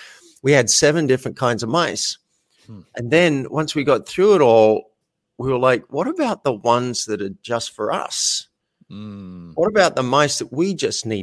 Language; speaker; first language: English; native; English